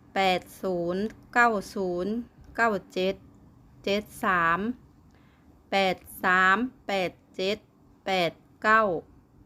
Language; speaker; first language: Thai; native; Thai